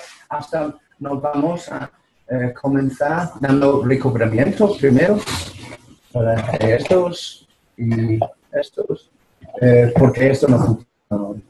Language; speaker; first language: Spanish; non-native, learner; English